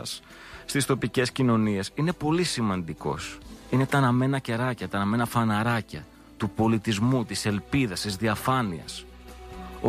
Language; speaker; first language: Greek; native; Greek